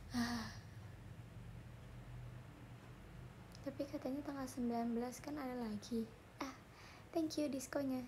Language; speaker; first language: Indonesian; native; Indonesian